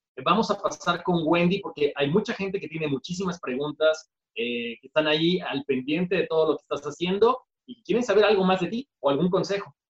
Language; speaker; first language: Spanish; native; Spanish